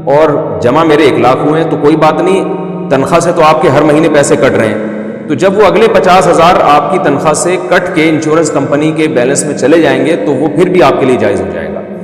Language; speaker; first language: Urdu; native; Urdu